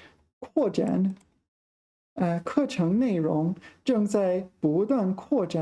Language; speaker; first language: Chinese; non-native, fluent; English